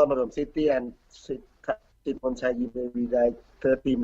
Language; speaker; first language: English; non-native, learner; Thai